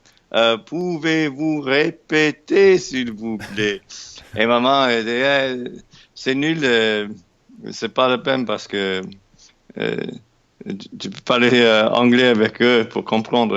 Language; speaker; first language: French; non-native, fluent; English